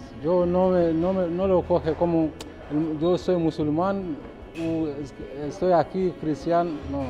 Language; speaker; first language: Spanish; non-native, learner; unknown